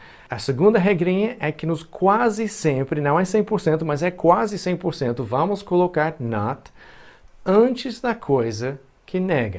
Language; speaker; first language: Portuguese; non-native, fluent; English